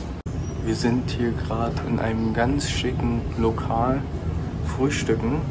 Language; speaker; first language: German; native; German